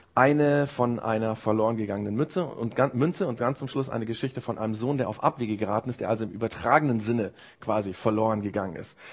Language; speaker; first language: German; early bilingual, other home language; Japanese